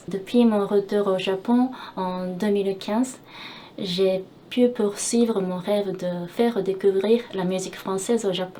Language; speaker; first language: French; non-native, fluent; Japanese